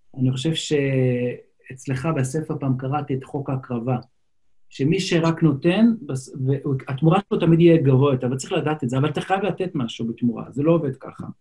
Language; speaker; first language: Hebrew; non-native, local second language; Yiddish